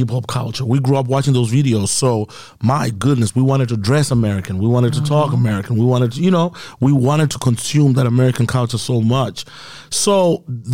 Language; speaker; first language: English; non-native, local second language; Shona